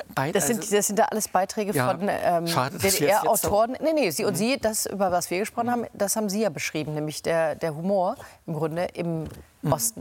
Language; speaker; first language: German; native; German